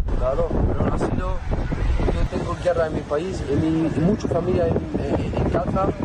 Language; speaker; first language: Spanish; non-native, learner; Arabic